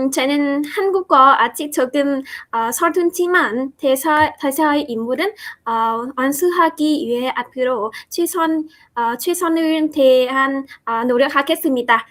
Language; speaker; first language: Korean; non-native, learner; Vietnamese